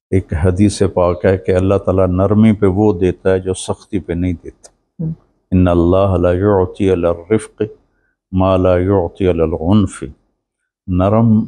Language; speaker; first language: Urdu; native; Urdu